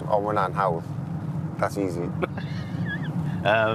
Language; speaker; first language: Welsh; native; Welsh